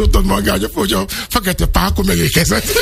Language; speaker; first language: Hungarian; non-native, learner; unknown